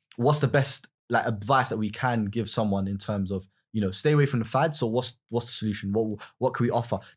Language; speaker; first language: English; native; English